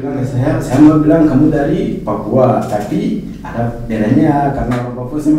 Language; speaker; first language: Indonesian; non-native, fluent; Arabic